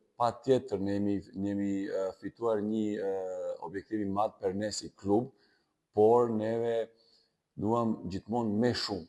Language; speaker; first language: Albanian; non-native, fluent; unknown